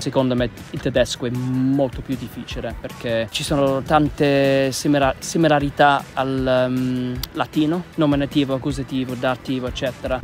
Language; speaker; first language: Italian; non-native, fluent; English